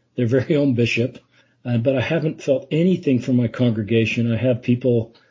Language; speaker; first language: English; native; English